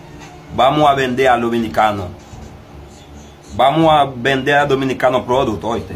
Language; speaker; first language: Spanish; non-native, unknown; Haitian Creole